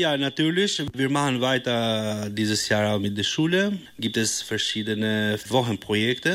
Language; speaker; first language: German; non-native, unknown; Albanian